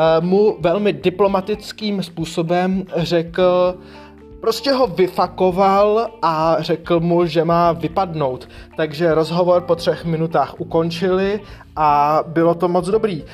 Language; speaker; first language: Czech; native; Czech